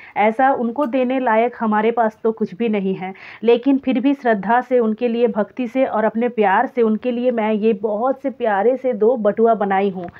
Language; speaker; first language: Hindi; non-native, local second language; Bangla